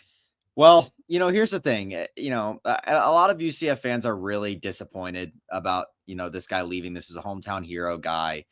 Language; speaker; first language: English; native; English